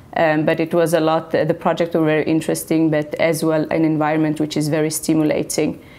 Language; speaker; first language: English; non-native, fluent; Swedish